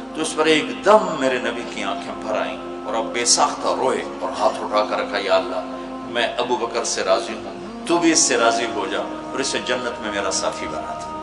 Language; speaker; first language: Urdu; non-native, local second language; Punjabi